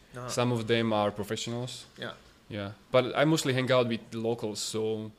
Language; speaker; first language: English; non-native, fluent; Slovak